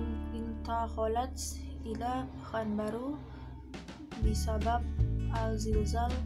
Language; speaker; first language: Arabic; non-native, learner; Indonesian